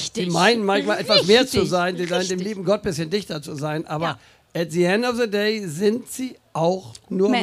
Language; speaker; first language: German; native; German